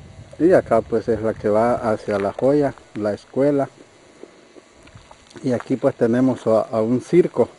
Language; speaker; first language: Spanish; native; Spanish